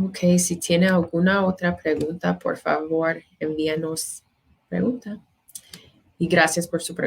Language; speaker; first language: Spanish; non-native, fluent; English